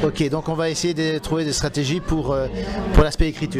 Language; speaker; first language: French; native; French